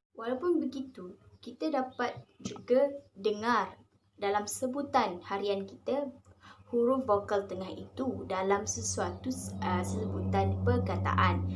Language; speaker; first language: Malay; native; Malay